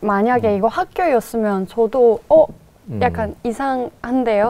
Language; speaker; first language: Korean; non-native, fluent; Norwegian